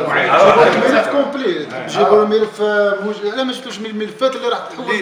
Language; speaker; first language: Arabic; native; Arabic